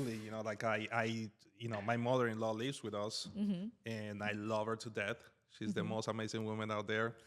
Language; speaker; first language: English; native; English